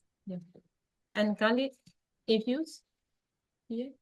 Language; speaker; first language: English; non-native, learner; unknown